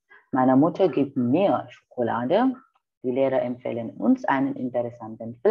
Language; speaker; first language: German; non-native, fluent; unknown